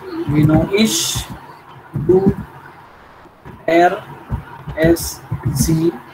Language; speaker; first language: German; non-native, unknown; Marathi